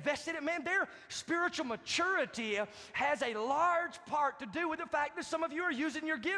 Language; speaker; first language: English; native; English